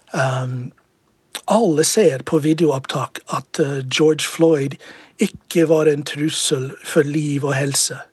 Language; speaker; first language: Norwegian; non-native, fluent; English